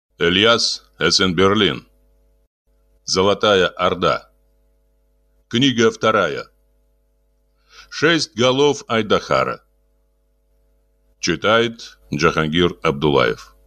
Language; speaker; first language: Russian; native; Russian